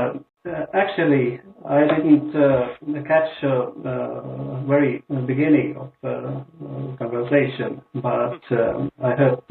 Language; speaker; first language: English; non-native, learner; Estonian